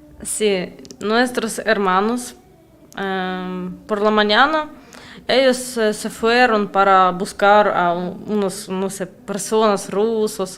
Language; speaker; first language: Spanish; non-native, learner; Russian